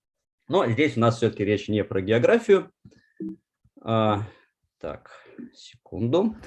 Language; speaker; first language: Russian; native; Russian